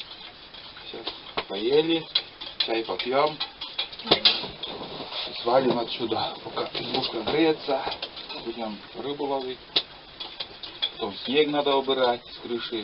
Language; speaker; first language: Russian; native; Russian